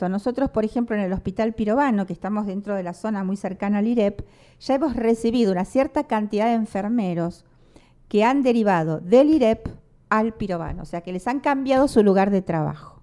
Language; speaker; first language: Spanish; native; Spanish